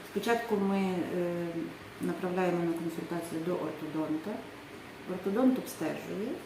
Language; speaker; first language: Ukrainian; native; Ukrainian